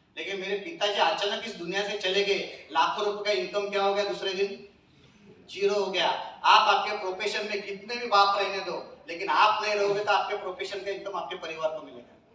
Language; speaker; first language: Hindi; non-native, local second language; Marathi